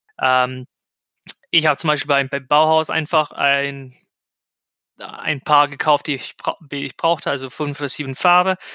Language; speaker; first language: German; non-native, fluent; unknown